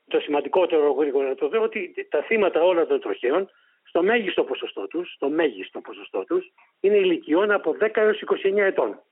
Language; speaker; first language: Greek; native; Greek